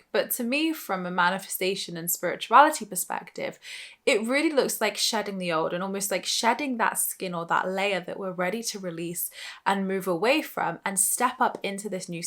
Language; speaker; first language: English; native; English